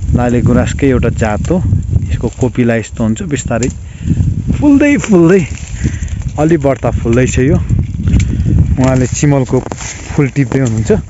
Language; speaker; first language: Nepali; non-native, local second language; Sherpa